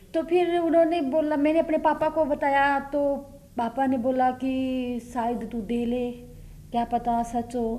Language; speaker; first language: Hindi; native; Hindi